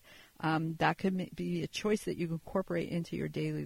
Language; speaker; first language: English; native; English